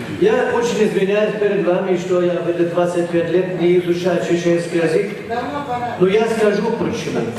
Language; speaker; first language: Russian; non-native, fluent; German